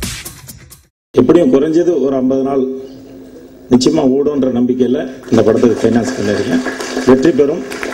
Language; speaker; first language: Tamil; native; Tamil